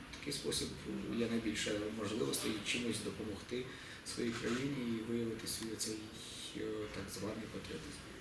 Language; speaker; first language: Ukrainian; native; Ukrainian